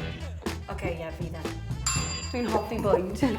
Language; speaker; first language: Welsh; non-native, local second language; English